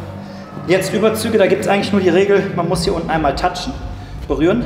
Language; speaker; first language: German; native; German